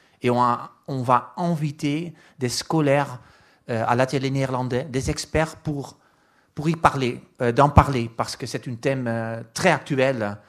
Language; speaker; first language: French; non-native, fluent; Dutch